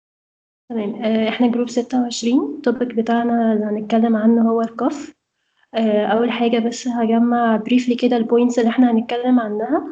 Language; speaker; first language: Arabic; native; Arabic